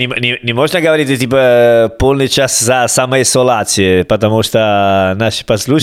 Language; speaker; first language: Russian; non-native, learner; Italian